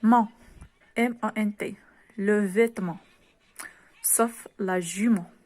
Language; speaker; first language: French; non-native, local second language; Arabic